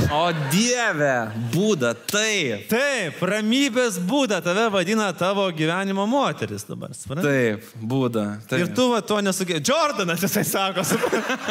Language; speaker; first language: Lithuanian; native; Lithuanian